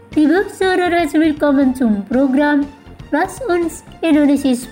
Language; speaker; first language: German; non-native, fluent; Indonesian